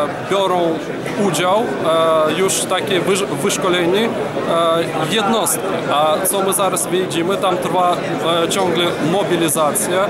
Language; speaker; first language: Polish; non-native, fluent; Ukrainian